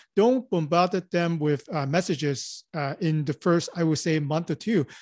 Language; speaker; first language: English; non-native, local second language; Cantonese